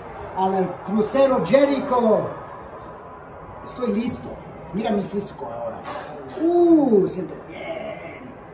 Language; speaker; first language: Spanish; early bilingual, heritage; English